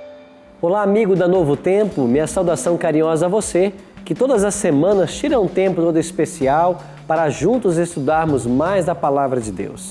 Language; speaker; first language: Portuguese; native; Portuguese